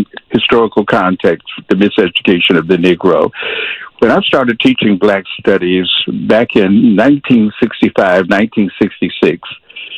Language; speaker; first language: English; native; English